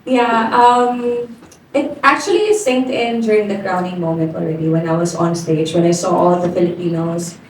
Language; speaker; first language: English; non-native, local second language; Filipino